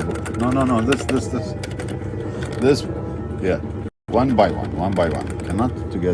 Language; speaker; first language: English; non-native, learner; Arabic